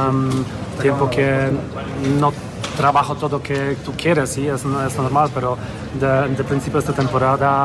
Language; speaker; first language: Spanish; non-native, fluent; Polish